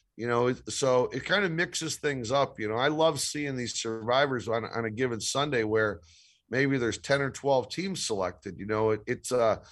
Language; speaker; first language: English; native; English